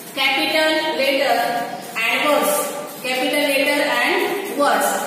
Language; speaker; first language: English; non-native, local second language; Marathi